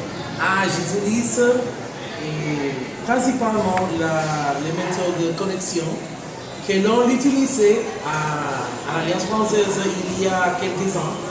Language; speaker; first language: French; non-native, fluent; Spanish